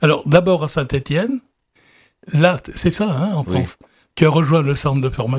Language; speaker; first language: French; native; French